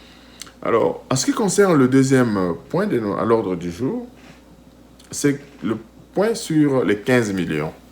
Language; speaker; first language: French; non-native, local second language; Lingala